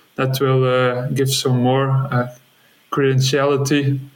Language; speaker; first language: English; non-native, fluent; Dutch